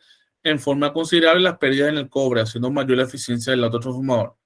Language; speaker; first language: Spanish; native; Spanish